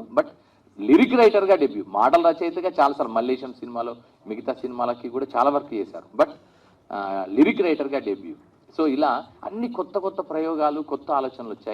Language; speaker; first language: Telugu; native; Telugu